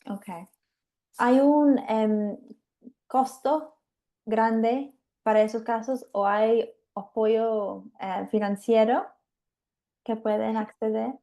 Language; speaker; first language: Spanish; non-native, fluent; English